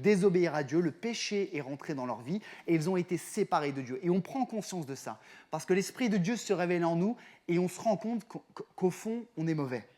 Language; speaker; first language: French; native; French